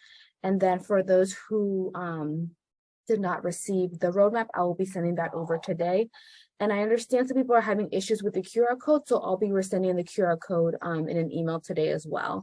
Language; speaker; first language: English; native; English